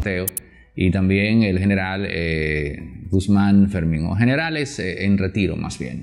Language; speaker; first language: Spanish; native; Spanish